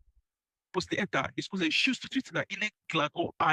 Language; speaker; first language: Russian; non-native, learner; English